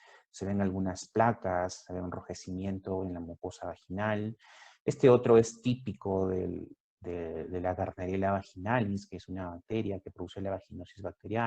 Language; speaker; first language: Spanish; native; Spanish